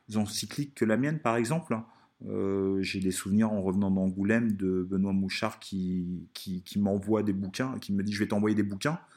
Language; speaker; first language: French; early bilingual, other home language; Italian